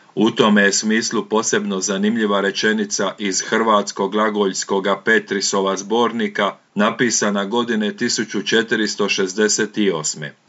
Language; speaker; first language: Croatian; native; Croatian